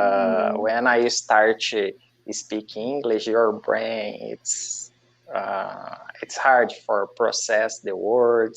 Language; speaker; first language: English; non-native, learner; Portuguese